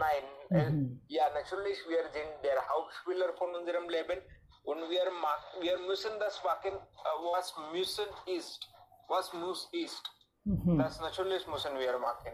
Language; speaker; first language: German; non-native, learner; Hindi